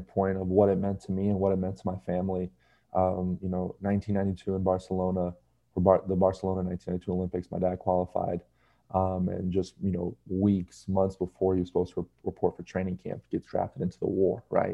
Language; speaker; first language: English; native; English